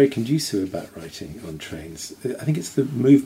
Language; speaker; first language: English; native; English